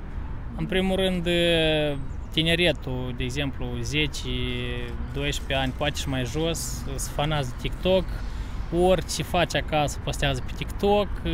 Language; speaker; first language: Romanian; native; Romanian